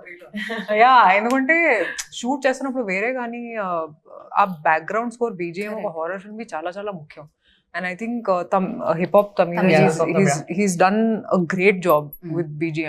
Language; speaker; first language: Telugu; non-native, fluent; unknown